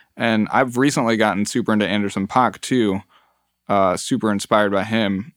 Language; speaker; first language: English; early bilingual, other home language; Spanish